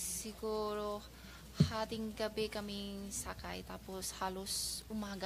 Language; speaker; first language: Filipino; non-native, learner; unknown